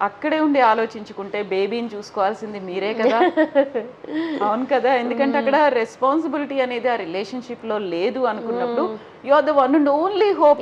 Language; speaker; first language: Telugu; native; Telugu